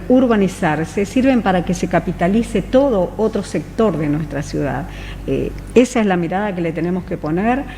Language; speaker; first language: Spanish; native; Spanish